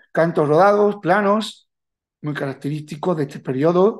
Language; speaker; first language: Spanish; native; Spanish